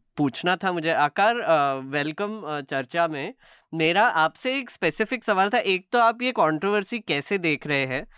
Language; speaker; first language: Hindi; native; Hindi